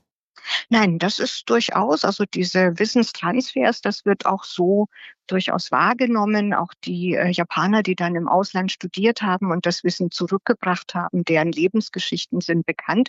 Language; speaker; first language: German; native; German